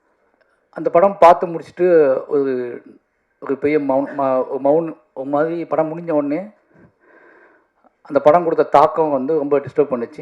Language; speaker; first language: Tamil; native; Tamil